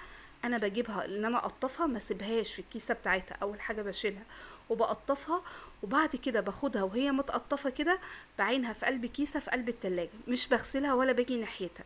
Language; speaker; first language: Arabic; native; Arabic